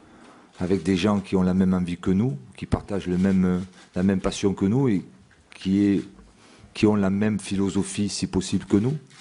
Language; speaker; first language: French; native; French